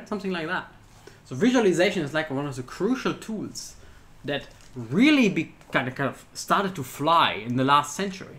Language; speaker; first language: English; non-native, fluent; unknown